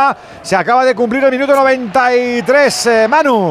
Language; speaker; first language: Spanish; native; Spanish